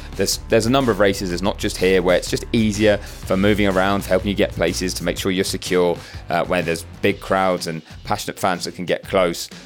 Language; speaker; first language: English; native; English